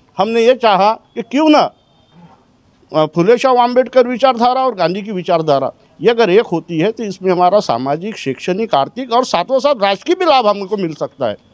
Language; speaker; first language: Hindi; non-native, local second language; Marathi